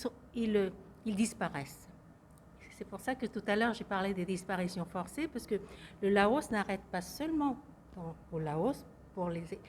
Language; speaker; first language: French; non-native, fluent; Lao